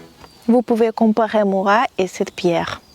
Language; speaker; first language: French; non-native, fluent; Russian